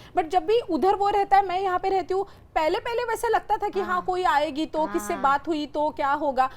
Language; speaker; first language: Hindi; non-native, local second language; Marathi